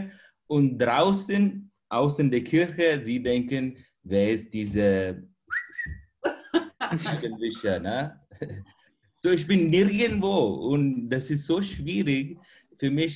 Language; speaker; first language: German; non-native, fluent; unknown